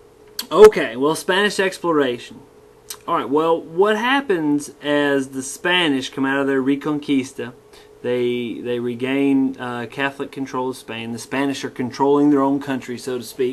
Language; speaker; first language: English; native; English